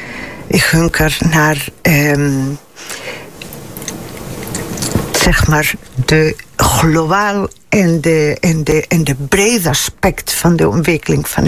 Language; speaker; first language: Dutch; non-native, fluent; Spanish